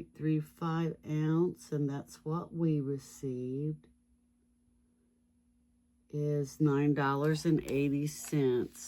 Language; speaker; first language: English; native; English